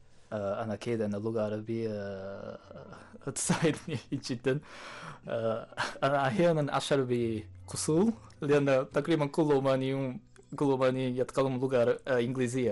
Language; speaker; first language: Arabic; non-native, learner; Japanese